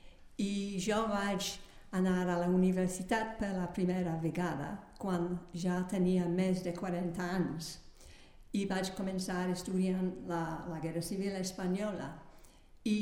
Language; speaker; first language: Catalan; non-native, fluent; English